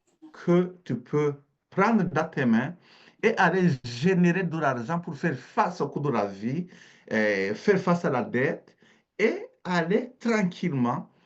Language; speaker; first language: French; native; French